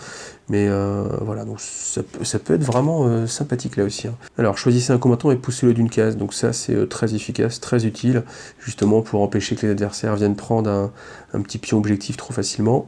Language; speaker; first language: French; native; French